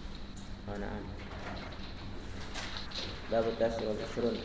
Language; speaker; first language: Arabic; non-native, fluent; Indonesian